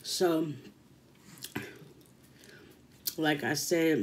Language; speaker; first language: English; native; English